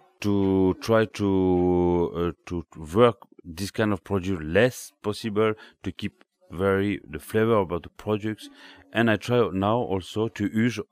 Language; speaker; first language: English; non-native, learner; French